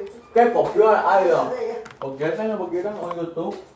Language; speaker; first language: Spanish; early bilingual, heritage; Spanish